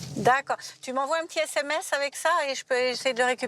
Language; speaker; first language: French; native; French